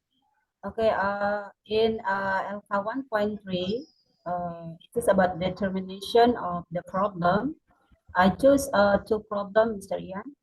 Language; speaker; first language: English; non-native, learner; Indonesian